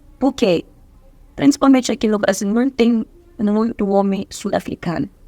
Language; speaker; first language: Portuguese; non-native, fluent; Zulu